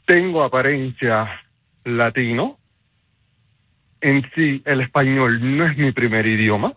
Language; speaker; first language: Spanish; non-native, fluent; Papiamento